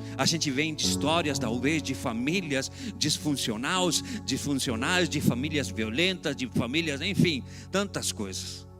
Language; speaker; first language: Portuguese; non-native, fluent; Spanish